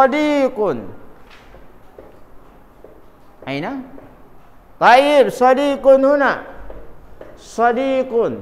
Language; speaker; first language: Arabic; non-native, fluent; Indonesian